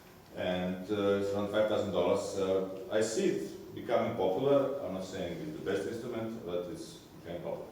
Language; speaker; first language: English; non-native, fluent; Serbian